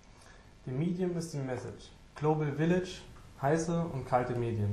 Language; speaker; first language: German; native; German